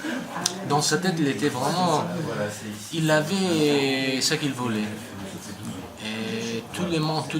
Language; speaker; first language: French; non-native, learner; Italian